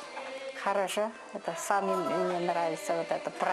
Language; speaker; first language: Russian; non-native, local second language; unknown